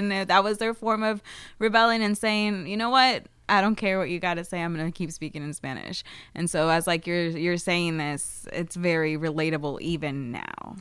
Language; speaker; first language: English; early bilingual, other home language; Spanish